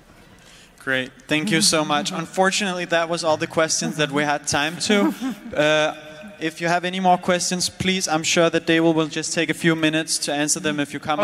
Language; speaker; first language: English; non-native, fluent; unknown